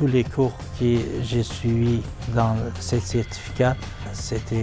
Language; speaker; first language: French; non-native, learner; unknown